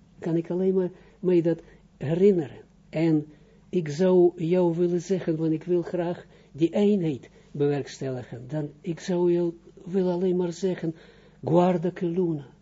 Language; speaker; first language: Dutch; non-native, fluent; Russian